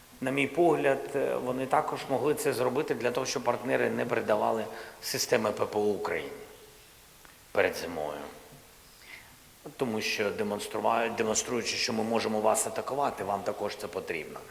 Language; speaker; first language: Ukrainian; non-native, local second language; Russian